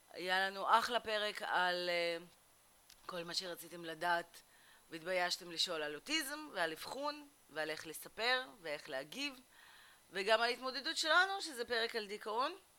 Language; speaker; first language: Hebrew; early bilingual, other home language; Russian